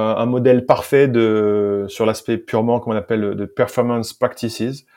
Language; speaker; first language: French; native; French